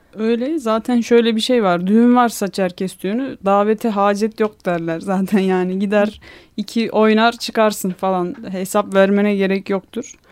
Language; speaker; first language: Turkish; non-native, local second language; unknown